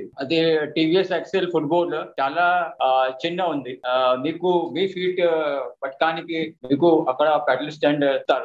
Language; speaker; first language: Telugu; non-native, local second language; Hindi